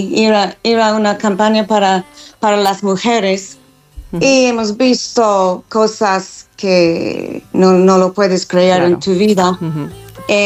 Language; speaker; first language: Spanish; non-native, fluent; English